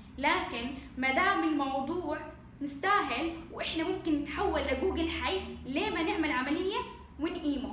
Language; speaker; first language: Arabic; native; Arabic